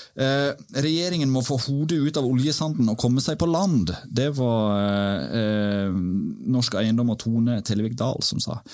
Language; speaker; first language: Norwegian; native; Norwegian